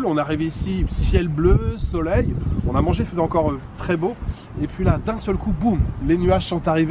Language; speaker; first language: French; native; French